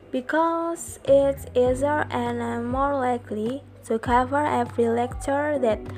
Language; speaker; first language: English; non-native, learner; Indonesian